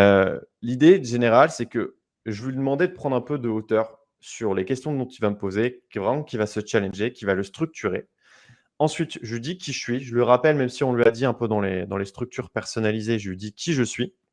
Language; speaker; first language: French; native; French